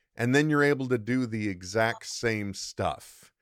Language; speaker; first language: English; native; English